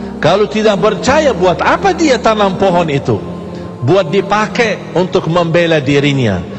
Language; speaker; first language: Malay; non-native, fluent; Arabic